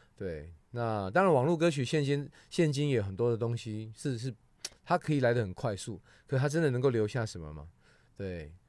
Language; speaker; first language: Chinese; non-native, local second language; Hakka Chinese